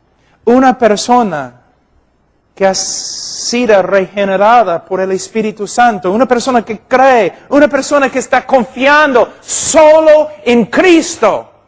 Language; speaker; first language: Spanish; non-native, fluent; English